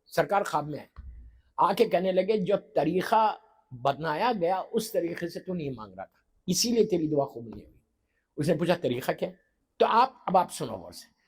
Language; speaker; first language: Urdu; native; Urdu